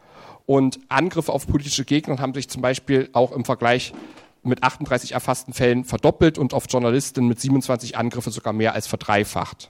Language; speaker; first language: German; native; German